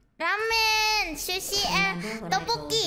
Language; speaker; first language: English; non-native, learner; Indonesian